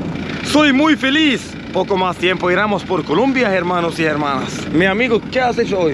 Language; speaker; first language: Spanish; non-native, learner; Swedish